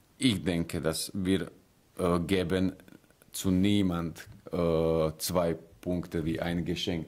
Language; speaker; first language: German; non-native, learner; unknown